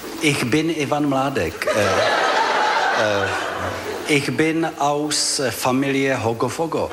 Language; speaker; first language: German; non-native, learner; Czech